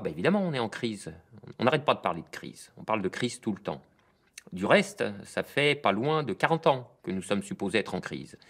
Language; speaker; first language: French; native; French